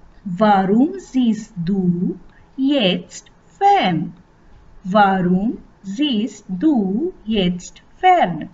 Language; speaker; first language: German; non-native, fluent; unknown